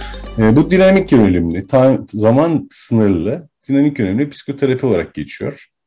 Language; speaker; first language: Turkish; native; Turkish